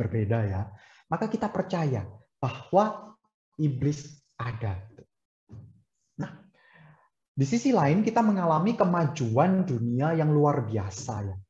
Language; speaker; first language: Indonesian; native; Indonesian